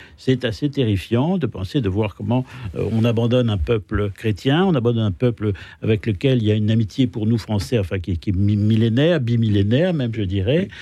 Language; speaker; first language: French; native; French